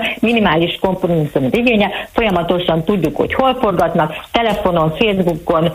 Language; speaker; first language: Hungarian; native; Hungarian